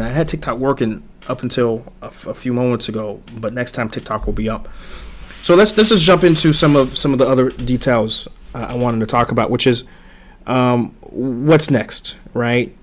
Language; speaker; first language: English; early bilingual, other home language; Haitian Creole